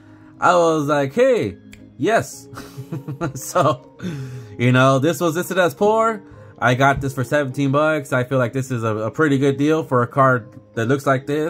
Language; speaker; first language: English; native; English